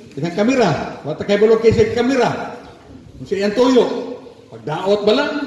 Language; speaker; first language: Cebuano; native; Cebuano